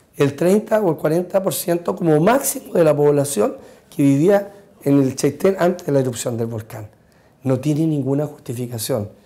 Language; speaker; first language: Spanish; native; Spanish